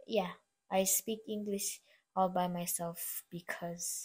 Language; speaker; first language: English; non-native, local second language; Filipino